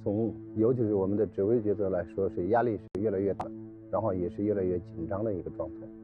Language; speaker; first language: Chinese; native; Chinese